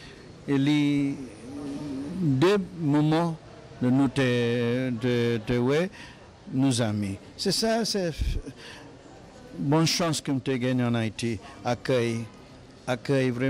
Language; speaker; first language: Haitian Creole; non-native, learner; English